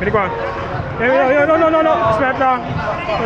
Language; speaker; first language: Italian; non-native, learner; Filipino